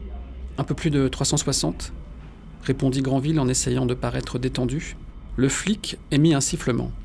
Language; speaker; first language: French; native; French